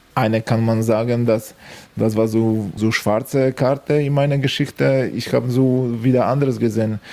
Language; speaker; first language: German; non-native, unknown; Polish